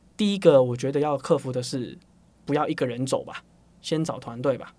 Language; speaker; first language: Chinese; non-native, local second language; Cantonese